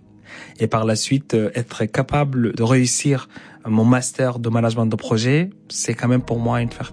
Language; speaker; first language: French; non-native, fluent; Arabic